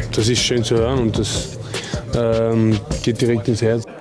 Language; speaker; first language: German; native; German